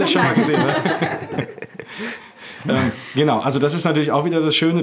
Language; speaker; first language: German; native; German